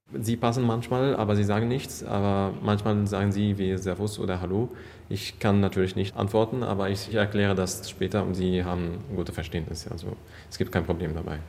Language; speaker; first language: German; non-native, learner; Arabic